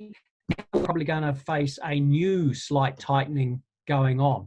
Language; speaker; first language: English; native; English